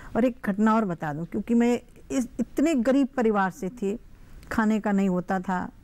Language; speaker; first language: Hindi; native; Hindi